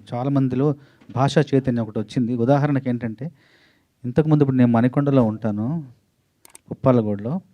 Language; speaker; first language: Telugu; native; Telugu